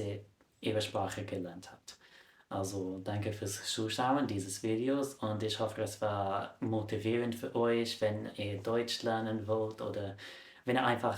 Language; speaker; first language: German; non-native, fluent; English